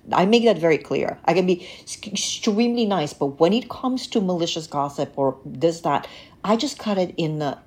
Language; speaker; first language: English; early bilingual, other home language; Bulgarian